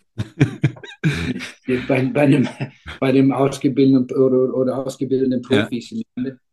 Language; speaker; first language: German; non-native, fluent; Icelandic